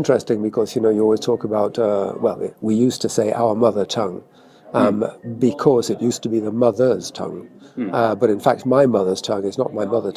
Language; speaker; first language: English; native; English